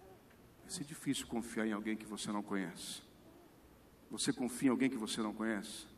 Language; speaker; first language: Portuguese; native; Portuguese